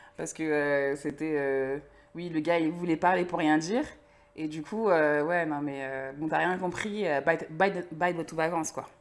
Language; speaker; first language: French; native; French